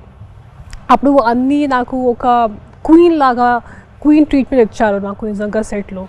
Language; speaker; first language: Telugu; non-native, fluent; Hindi